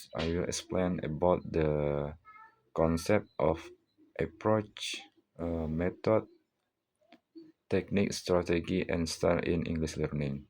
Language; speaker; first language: English; non-native, learner; Indonesian